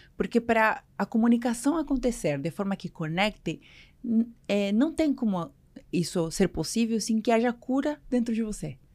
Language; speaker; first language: Portuguese; non-native, fluent; Spanish